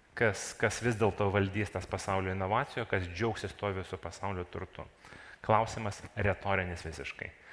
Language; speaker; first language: Lithuanian; non-native, local second language; Russian